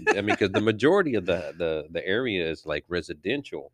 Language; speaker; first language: English; early bilingual, other home language; Spanish